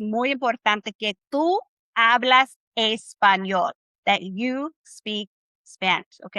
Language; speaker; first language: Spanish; non-native, fluent; English